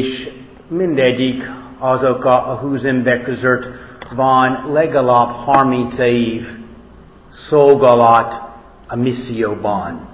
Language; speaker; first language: Hungarian; non-native, fluent; English